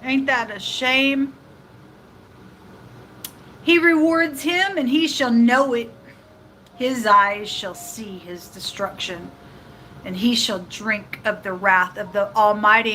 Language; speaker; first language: English; native; English